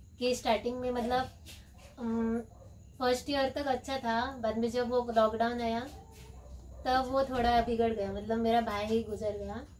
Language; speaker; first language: Hindi; non-native, local second language; Konkani